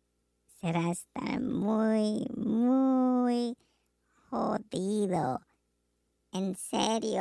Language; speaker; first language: Spanish; non-native, learner; English